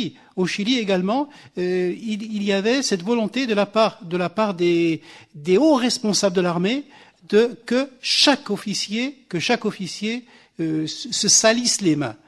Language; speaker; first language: French; native; French